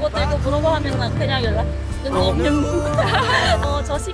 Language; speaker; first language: Korean; non-native, learner; Indonesian